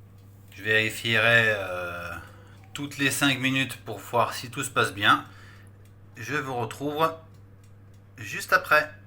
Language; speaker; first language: French; native; French